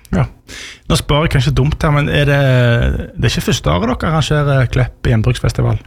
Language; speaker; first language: Norwegian; native; Norwegian